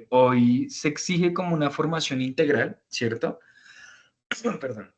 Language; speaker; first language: Spanish; native; Spanish